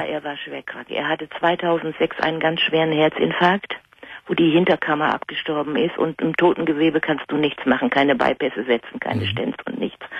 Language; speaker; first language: German; native; German